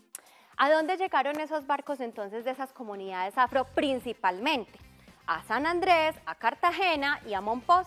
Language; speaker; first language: Spanish; native; Spanish